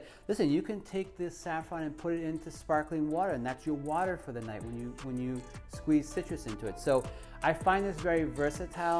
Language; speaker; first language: English; native; English